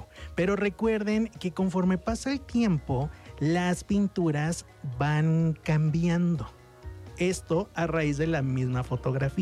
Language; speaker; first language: Spanish; native; Spanish